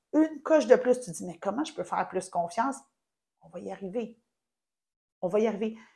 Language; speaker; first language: French; native; French